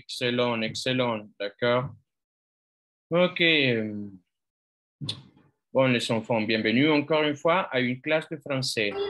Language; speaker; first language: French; non-native, fluent; Spanish